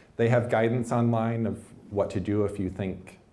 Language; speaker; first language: English; native; English